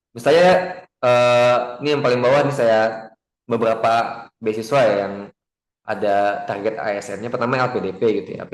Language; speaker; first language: Indonesian; native; Indonesian